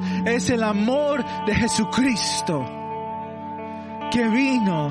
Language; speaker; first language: Spanish; non-native, learner; English